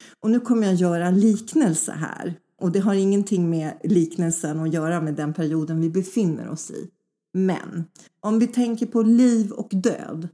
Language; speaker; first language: Swedish; early bilingual, other home language; Polish